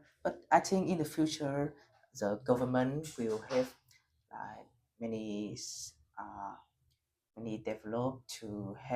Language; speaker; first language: English; non-native, learner; Vietnamese